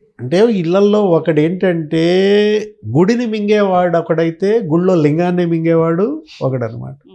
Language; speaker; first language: Telugu; native; Telugu